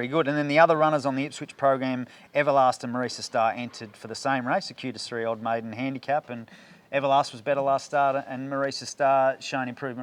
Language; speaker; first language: English; native; English